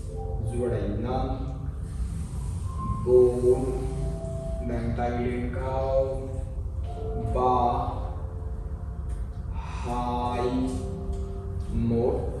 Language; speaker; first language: Vietnamese; non-native, fluent; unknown